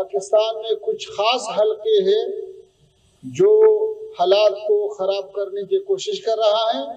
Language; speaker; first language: Hindi; non-native, fluent; Pashto